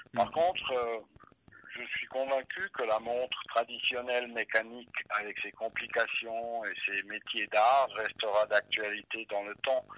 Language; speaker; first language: French; native; French